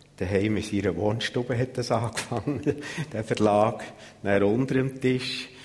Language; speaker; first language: German; native; German